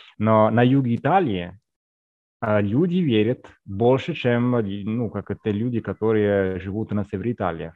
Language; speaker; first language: Russian; non-native, fluent; Italian